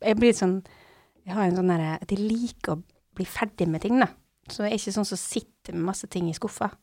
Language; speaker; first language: Norwegian; native; Norwegian